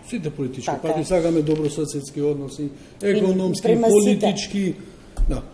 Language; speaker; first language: Macedonian; non-native, local second language; Albanian